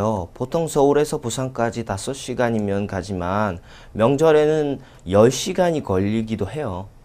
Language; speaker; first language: Korean; non-native, learner; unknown